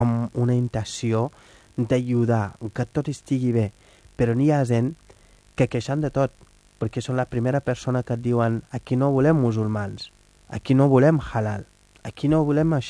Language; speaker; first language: Catalan; non-native, fluent; Wolof